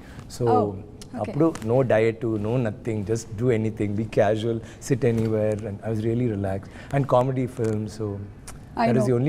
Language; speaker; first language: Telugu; non-native, learner; Tamil